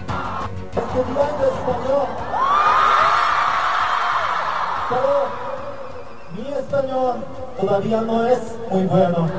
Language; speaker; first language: Spanish; non-native, learner; Korean